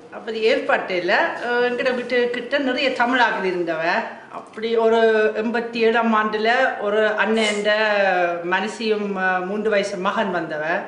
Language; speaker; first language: Tamil; non-native, fluent; German